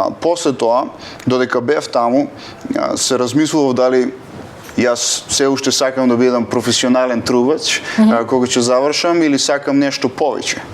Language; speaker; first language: Macedonian; native; Macedonian